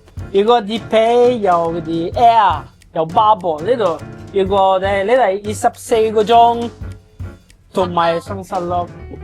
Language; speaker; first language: Cantonese; non-native, learner; Italian